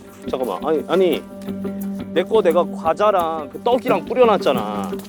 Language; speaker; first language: Korean; native; Korean